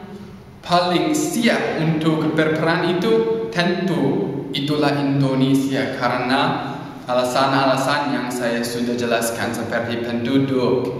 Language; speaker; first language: Indonesian; non-native, learner; English